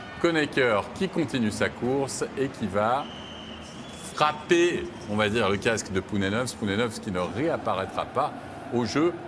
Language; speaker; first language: French; native; French